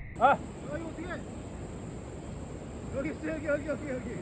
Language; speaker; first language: Korean; native; Korean